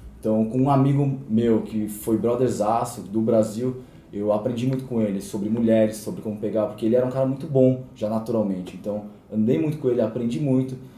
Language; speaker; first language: Portuguese; early bilingual, other home language; Korean